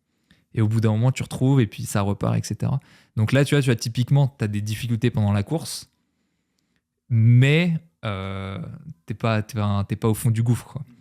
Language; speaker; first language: French; native; French